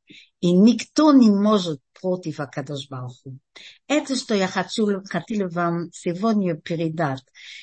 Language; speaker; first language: Russian; early bilingual, heritage; Russian